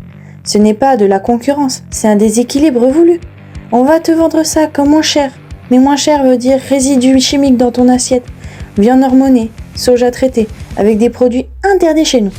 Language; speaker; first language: French; native; French